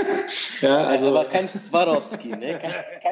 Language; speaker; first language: German; non-native, learner; Portuguese